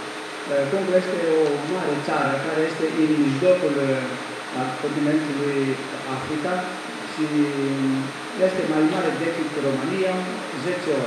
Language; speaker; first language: Romanian; non-native, learner; Greek